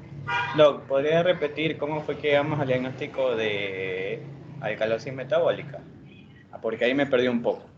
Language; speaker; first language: Spanish; native; Spanish